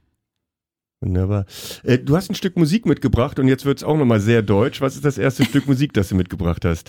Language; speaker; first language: German; native; German